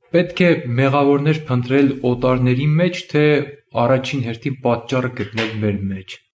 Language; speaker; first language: Armenian; native; Armenian